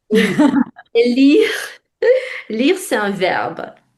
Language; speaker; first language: French; non-native, fluent; Russian